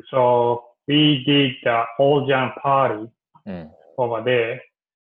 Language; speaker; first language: English; non-native, learner; Japanese